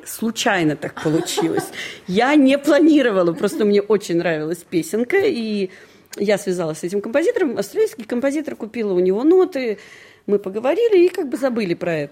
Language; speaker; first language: Russian; native; Russian